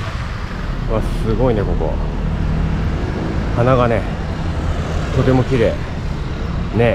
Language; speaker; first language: Japanese; native; Japanese